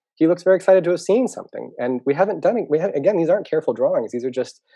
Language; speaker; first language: English; native; English